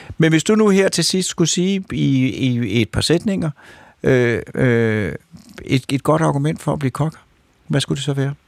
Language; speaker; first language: Danish; native; Danish